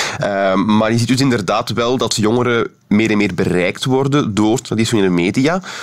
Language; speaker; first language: Dutch; native; Dutch